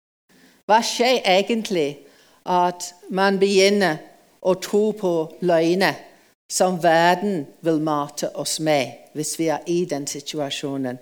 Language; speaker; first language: Norwegian; non-native, fluent; English